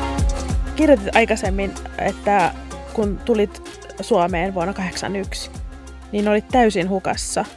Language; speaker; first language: Finnish; native; Finnish